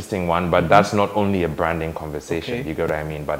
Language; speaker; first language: English; non-native, local second language; Akan